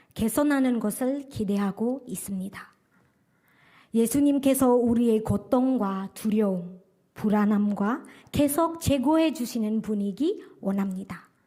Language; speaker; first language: Korean; non-native, fluent; Indonesian